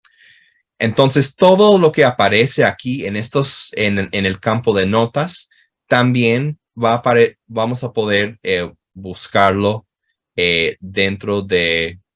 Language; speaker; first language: Spanish; non-native, fluent; English